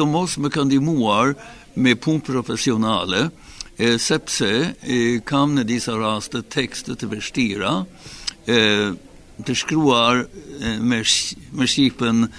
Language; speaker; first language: Albanian; non-native, fluent; Swedish